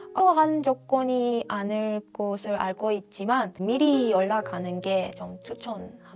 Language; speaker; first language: Korean; non-native, fluent; Persian